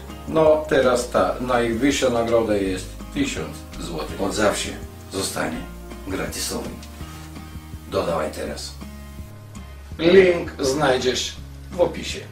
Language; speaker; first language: Polish; non-native, fluent; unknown